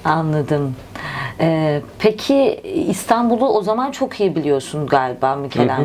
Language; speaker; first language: Turkish; native; Turkish